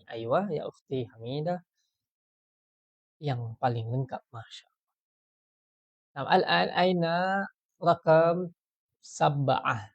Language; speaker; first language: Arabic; non-native, fluent; Malay